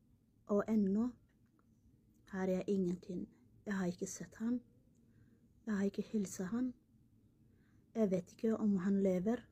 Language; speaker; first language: Norwegian; non-native, learner; Somali